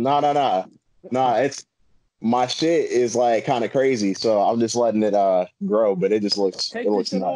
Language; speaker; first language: English; native; English